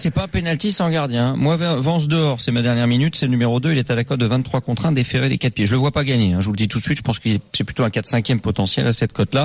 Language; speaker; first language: French; native; French